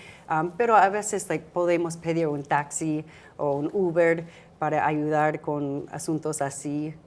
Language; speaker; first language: Spanish; non-native, fluent; English